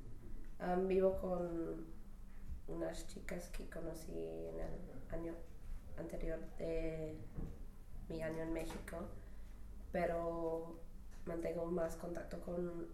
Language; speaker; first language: Spanish; non-native, fluent; English